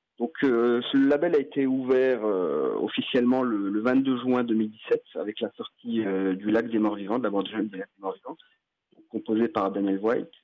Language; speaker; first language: French; native; French